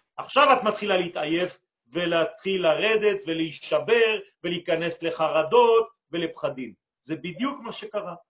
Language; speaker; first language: Hebrew; non-native, fluent; French